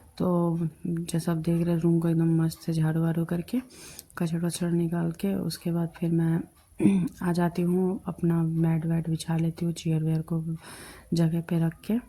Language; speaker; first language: Hindi; non-native, local second language; Bangla